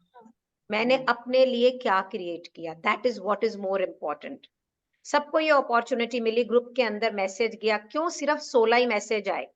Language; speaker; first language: Hindi; native; Hindi